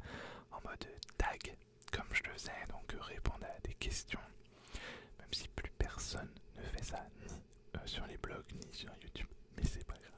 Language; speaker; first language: French; native; French